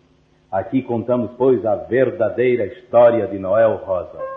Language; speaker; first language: Portuguese; native; Portuguese